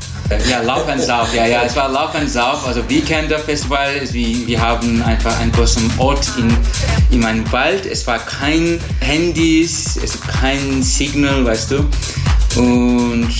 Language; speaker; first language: German; non-native, learner; Turkish